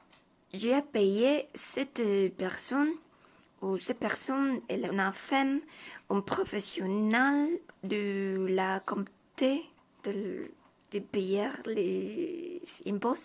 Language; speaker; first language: French; non-native, learner; Spanish